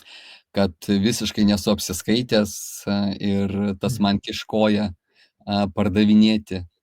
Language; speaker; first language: Lithuanian; native; Lithuanian